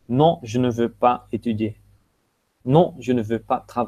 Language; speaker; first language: French; non-native, fluent; Dutch